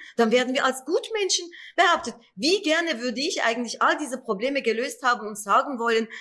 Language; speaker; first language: German; early bilingual, other home language; Kurdish